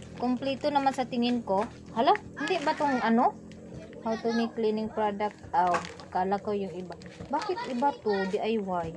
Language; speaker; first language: Filipino; non-native, local second language; Cebuano